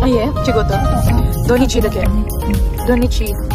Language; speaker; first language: Japanese; non-native, learner; Filipino